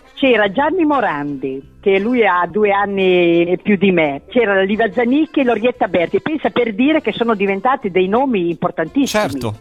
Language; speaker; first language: Italian; native; Italian